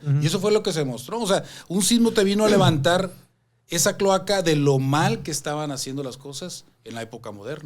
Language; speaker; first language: Spanish; native; Spanish